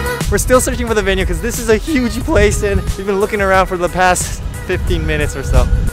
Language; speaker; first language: English; early bilingual, other home language; Chinese